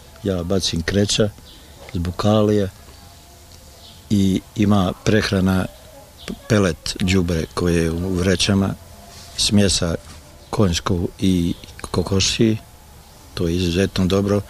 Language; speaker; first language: Serbian; native; Serbian